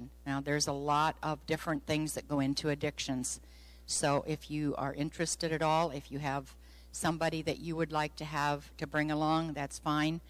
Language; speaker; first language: English; native; English